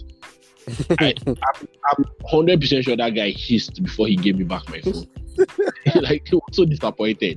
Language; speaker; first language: English; non-native, local second language; Yoruba